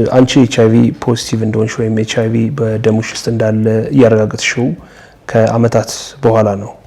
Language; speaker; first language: Amharic; native; Amharic